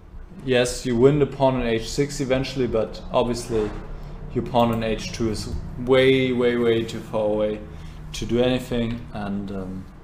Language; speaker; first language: English; non-native, fluent; German